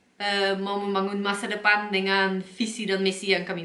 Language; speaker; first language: Indonesian; non-native, fluent; Dutch